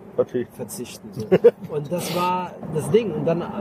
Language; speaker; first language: German; native; German